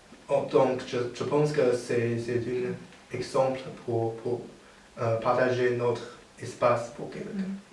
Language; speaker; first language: French; non-native, learner; Chinese